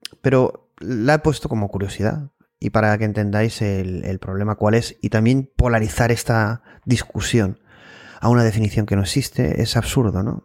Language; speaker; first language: Spanish; native; Spanish